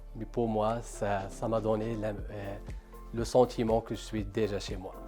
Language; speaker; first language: French; non-native, local second language; Arabic